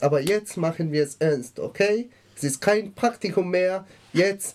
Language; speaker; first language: German; non-native, fluent; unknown